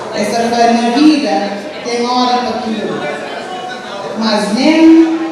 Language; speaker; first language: Portuguese; early bilingual, heritage; Portuguese